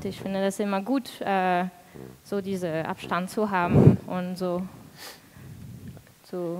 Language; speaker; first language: German; non-native, fluent; French